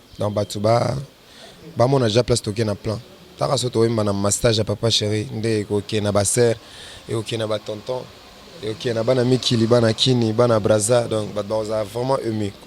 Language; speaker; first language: Lingala; native; Lingala